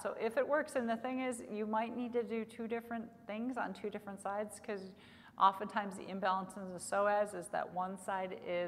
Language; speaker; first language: English; native; English